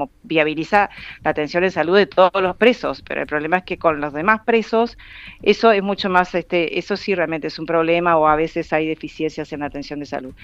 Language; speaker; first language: Spanish; native; Spanish